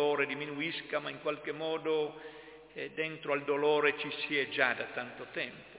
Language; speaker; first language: Italian; native; Italian